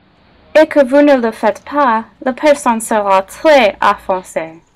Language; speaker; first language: French; non-native, learner; English